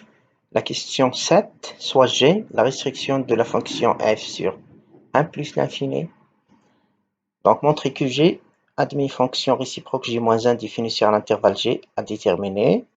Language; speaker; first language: French; non-native, local second language; Arabic